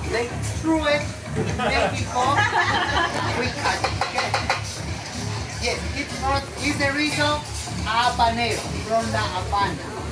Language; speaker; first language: English; non-native, fluent; Spanish